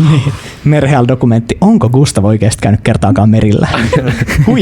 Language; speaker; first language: Finnish; native; Finnish